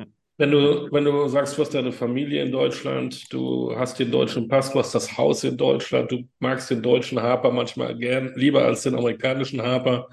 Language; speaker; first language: German; native; German